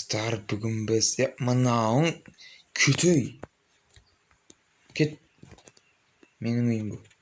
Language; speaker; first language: Kazakh; native; Kazakh